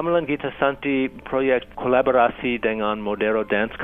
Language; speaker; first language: Indonesian; non-native, fluent; English